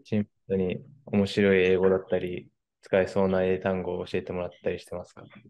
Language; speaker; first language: Japanese; native; Japanese